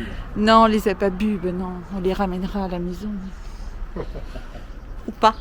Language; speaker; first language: French; native; French